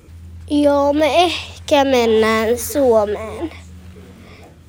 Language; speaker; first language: Finnish; early bilingual, heritage; Finnish